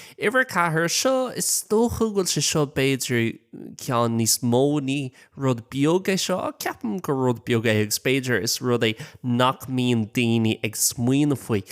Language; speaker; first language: Irish; non-native, local second language; English